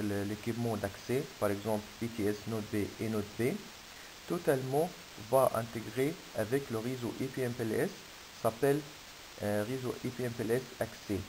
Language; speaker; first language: French; non-native, fluent; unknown